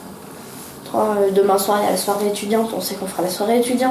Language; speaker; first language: French; native; French